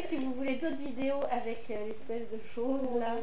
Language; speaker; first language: French; native; French